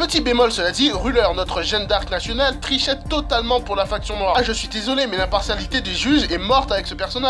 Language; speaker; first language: French; native; French